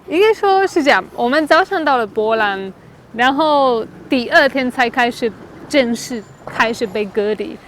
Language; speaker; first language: Chinese; non-native, fluent; Polish